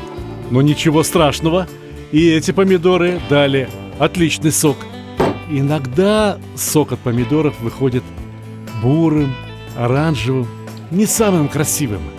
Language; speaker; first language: Russian; native; Russian